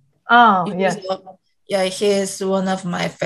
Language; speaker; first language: English; non-native, learner; Korean